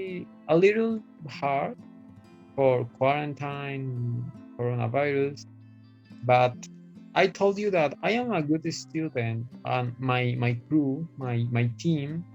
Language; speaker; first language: English; non-native, fluent; Spanish